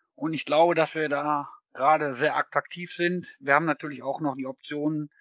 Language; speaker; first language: German; native; German